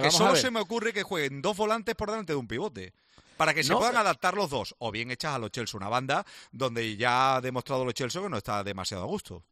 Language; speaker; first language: Spanish; native; Spanish